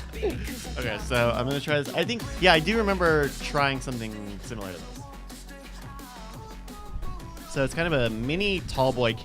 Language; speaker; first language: English; native; English